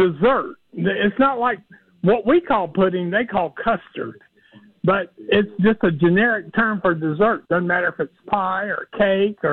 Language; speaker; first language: English; native; English